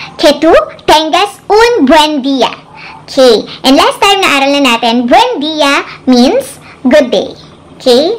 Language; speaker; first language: Spanish; non-native, learner; Filipino